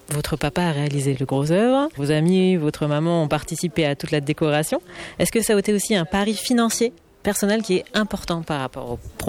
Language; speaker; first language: French; native; French